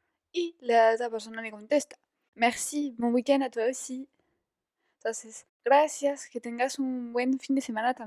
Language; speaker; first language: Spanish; non-native, fluent; French